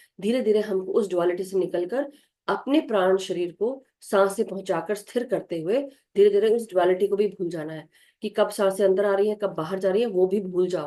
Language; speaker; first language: Hindi; native; Hindi